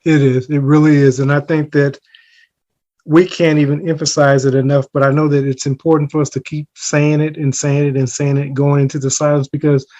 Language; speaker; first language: English; native; English